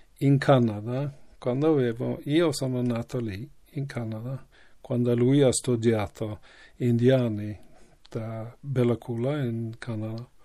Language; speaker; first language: Italian; non-native, learner; Norwegian